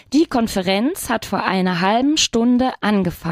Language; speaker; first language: German; non-native, fluent; Spanish